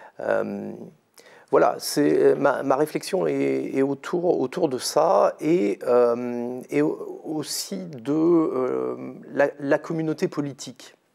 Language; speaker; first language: French; native; French